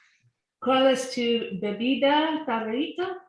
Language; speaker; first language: Spanish; non-native, learner; English